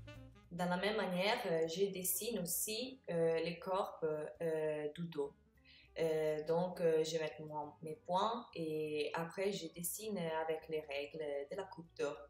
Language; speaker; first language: French; non-native, fluent; Italian